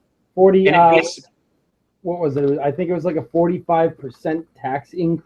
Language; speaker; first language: English; native; English